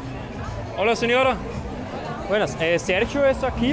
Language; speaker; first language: Spanish; non-native, learner; German